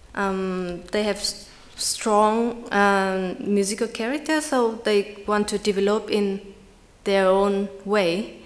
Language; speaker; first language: English; non-native, fluent; Vietnamese